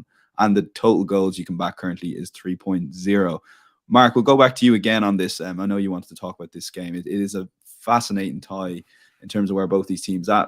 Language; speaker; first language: English; native; English